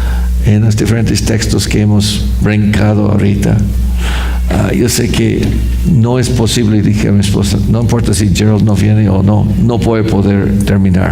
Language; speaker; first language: Spanish; non-native, fluent; English